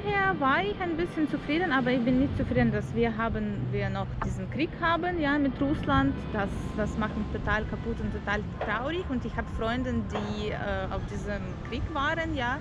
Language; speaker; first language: German; non-native, learner; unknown